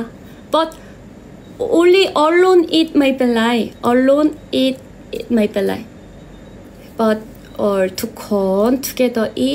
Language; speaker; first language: English; non-native, learner; Korean